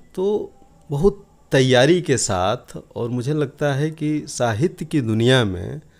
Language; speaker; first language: Hindi; native; Hindi